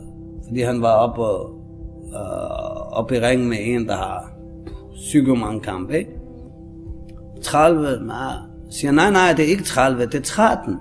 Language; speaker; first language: Danish; non-native, fluent; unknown